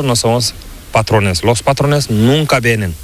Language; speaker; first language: Spanish; non-native, learner; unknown